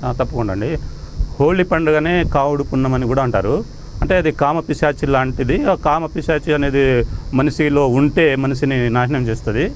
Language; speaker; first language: Telugu; non-native, local second language; Lambadi